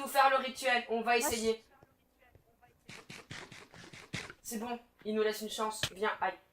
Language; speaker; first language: French; native; French